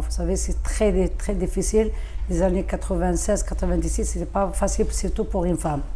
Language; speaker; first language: French; non-native, local second language; Arabic